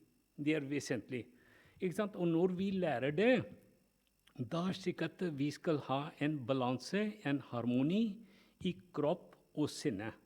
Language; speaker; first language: Norwegian; non-native, fluent; Punjabi